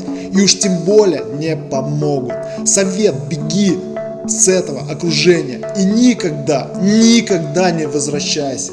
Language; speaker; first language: Russian; native; Russian